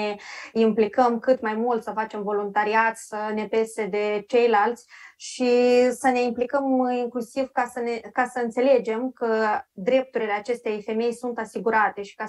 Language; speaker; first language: Romanian; native; Romanian